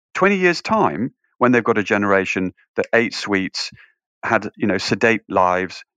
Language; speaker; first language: English; native; English